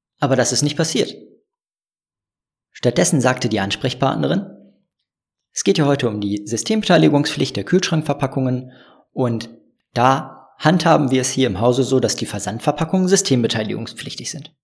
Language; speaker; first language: German; native; German